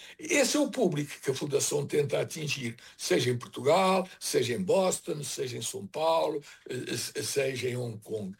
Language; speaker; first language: Portuguese; native; Portuguese